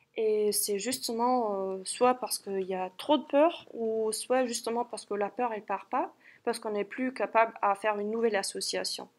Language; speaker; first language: French; non-native, fluent; German